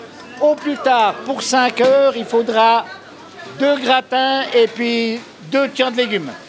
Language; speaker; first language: French; native; French